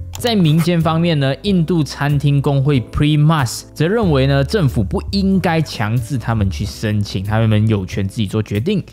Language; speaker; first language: Chinese; native; Chinese